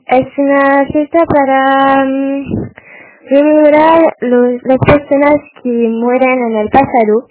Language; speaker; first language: Spanish; non-native, learner; French